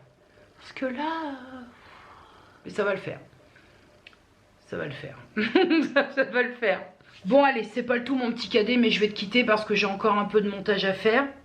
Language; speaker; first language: French; native; French